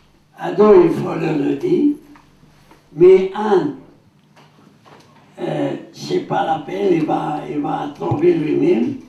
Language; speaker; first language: French; non-native, learner; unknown